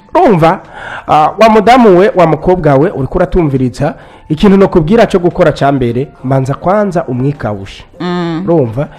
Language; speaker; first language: Rundi; native; Rundi